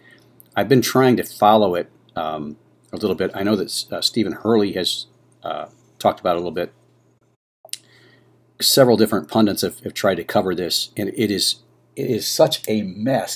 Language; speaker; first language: English; native; English